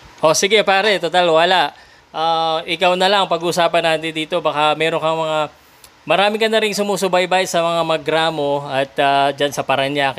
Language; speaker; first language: Filipino; native; Filipino